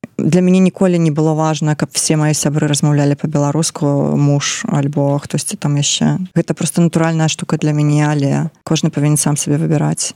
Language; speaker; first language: Belarusian; non-native, local second language; Russian